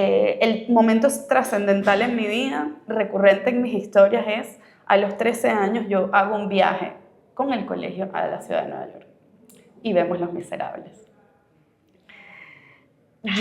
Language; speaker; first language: Spanish; native; Spanish